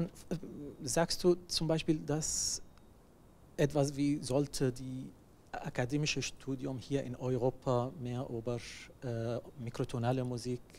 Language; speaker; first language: German; non-native, learner; Arabic